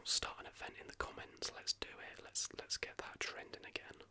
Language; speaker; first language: English; native; English